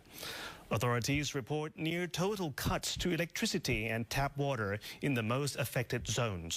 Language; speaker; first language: English; non-native, fluent; Thai